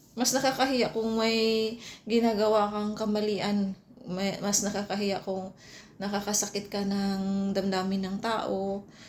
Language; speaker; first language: Filipino; non-native, local second language; Cebuano